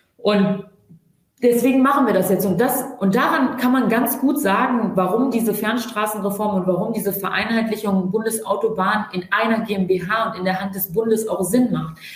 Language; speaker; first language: German; early bilingual, other home language; Turkish